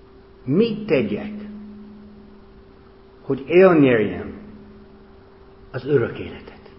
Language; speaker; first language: Hungarian; non-native, fluent; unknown